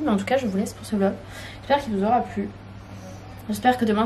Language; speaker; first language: French; native; French